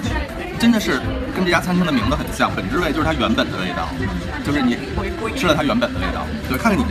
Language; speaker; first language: Chinese; native; Chinese